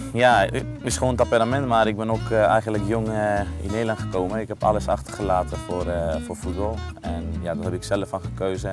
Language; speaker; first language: Dutch; non-native, fluent; Greek